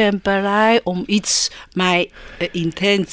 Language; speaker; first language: Dutch; non-native, learner; Chinese